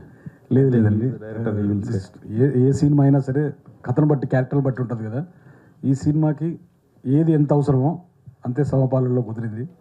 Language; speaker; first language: Telugu; native; Telugu